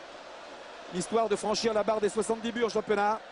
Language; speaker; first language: French; native; French